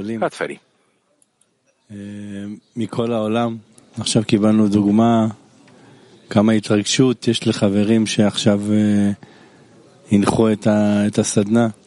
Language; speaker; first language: Hebrew; non-native, fluent; Hungarian